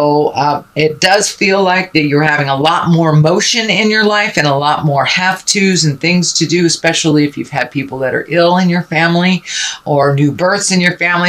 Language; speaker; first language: English; native; English